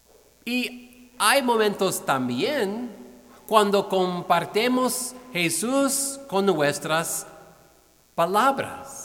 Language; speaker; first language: Spanish; non-native, fluent; English